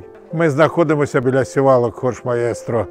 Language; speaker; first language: Ukrainian; native; Ukrainian